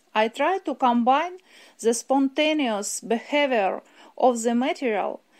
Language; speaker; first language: English; non-native, fluent; Russian